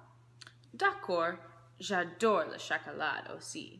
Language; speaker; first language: French; non-native, learner; English